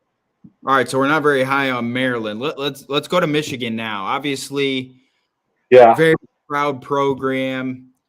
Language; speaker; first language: English; native; English